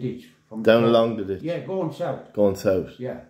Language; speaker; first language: English; native; English